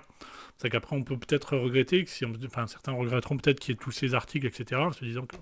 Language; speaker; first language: French; native; French